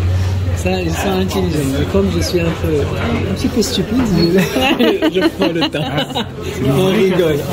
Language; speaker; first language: French; non-native, local second language; Arabic